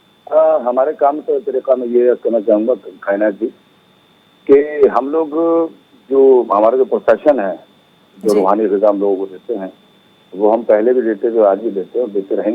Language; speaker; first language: Hindi; native; Hindi